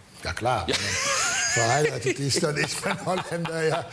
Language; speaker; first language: German; non-native, learner; Dutch